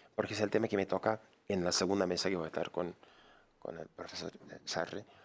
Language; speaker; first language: Spanish; non-native, fluent; English